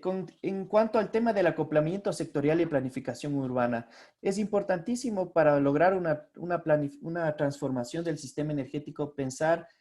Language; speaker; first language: Spanish; native; Spanish